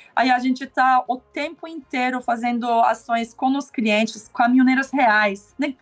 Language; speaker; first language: Portuguese; non-native, fluent; Turkish